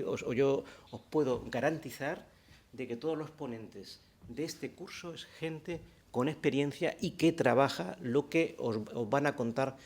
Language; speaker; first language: Spanish; native; Spanish